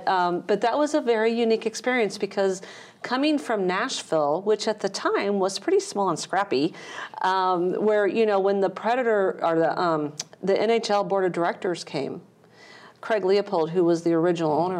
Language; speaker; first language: English; native; English